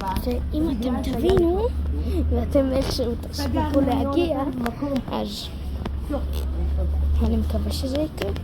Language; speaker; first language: Hebrew; early bilingual, other home language; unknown